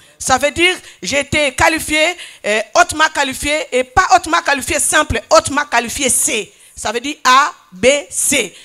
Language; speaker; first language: French; non-native, local second language; Lingala